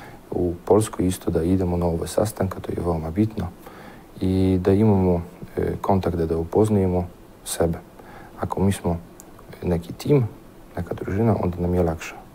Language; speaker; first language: Serbian; non-native, fluent; Polish